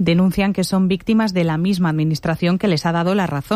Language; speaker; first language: Spanish; native; Spanish